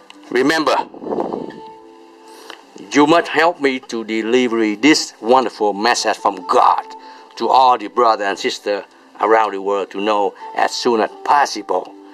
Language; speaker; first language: English; non-native, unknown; Vietnamese